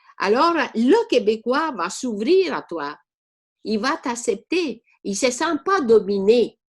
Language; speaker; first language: French; non-native, fluent; Italian